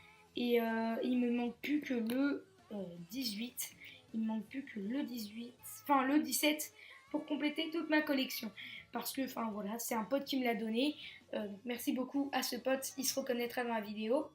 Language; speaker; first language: French; native; French